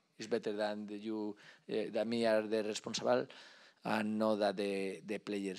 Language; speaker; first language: English; non-native, learner; Spanish